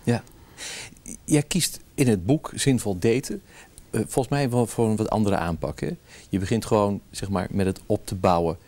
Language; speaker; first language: Dutch; native; Dutch